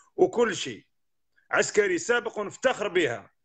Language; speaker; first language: Arabic; native; Arabic